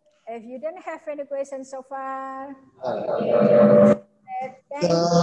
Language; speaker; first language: English; non-native, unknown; Javanese